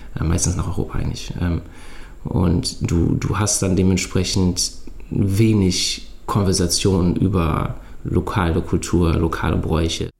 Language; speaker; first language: German; native; German